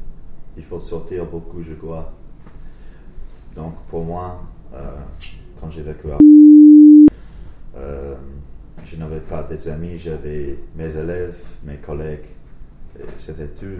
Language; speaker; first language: French; non-native, learner; English